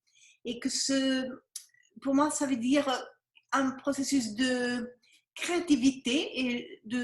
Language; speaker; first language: French; non-native, fluent; Spanish